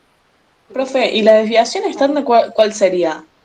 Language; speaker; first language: Spanish; native; Spanish